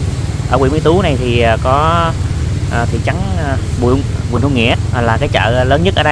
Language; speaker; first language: Vietnamese; native; Vietnamese